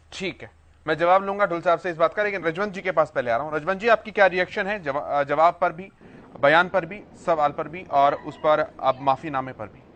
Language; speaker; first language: Hindi; native; Hindi